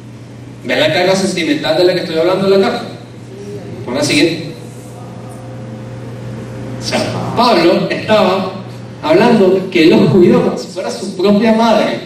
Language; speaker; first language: Spanish; native; Spanish